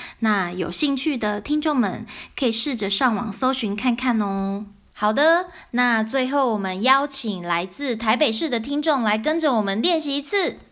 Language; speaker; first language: Chinese; native; Chinese